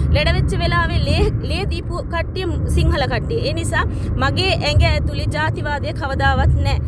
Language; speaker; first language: Sinhala; non-native, local second language; Tamil